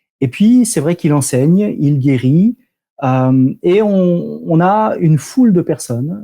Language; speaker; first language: French; native; French